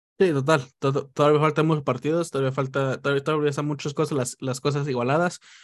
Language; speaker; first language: Spanish; native; Spanish